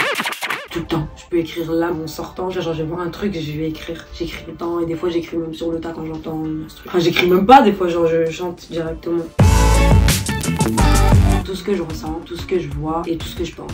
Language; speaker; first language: French; native; French